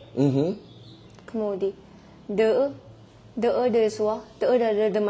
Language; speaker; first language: French; non-native, learner; Thai